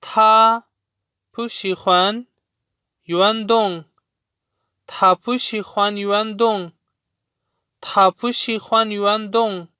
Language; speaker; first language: Chinese; non-native, fluent; Urdu